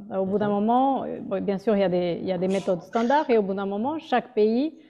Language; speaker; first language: French; non-native, fluent; Spanish